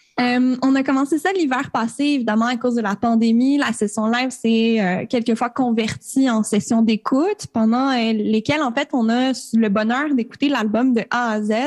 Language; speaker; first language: French; native; French